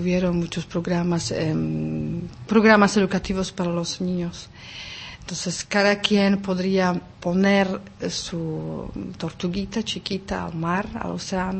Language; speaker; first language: Spanish; non-native, fluent; Czech